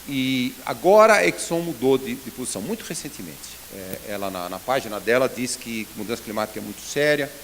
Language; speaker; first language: Portuguese; native; Portuguese